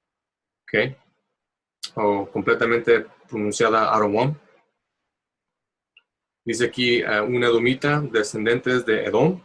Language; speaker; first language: Spanish; early bilingual, heritage; Spanish